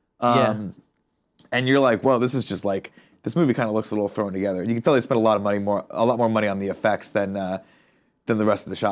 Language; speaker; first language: English; native; English